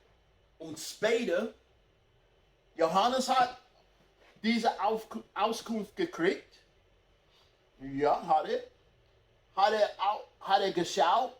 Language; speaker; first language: German; non-native, fluent; English